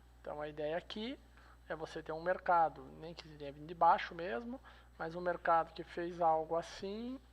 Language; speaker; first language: Portuguese; native; Portuguese